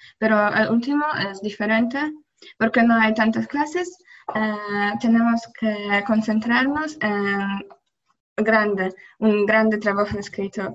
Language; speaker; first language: Spanish; non-native, learner; Polish